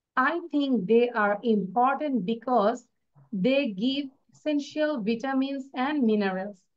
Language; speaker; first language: English; non-native, local second language; Bangla